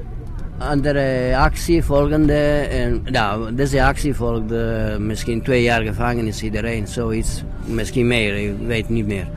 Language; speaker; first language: Dutch; non-native, learner; Italian